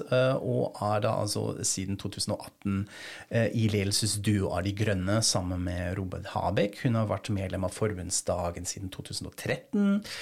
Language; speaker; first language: Norwegian; non-native, fluent; German